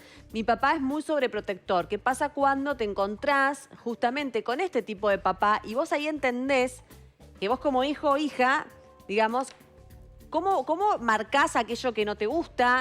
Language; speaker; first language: Spanish; native; Spanish